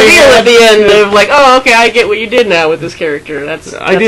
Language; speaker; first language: English; native; English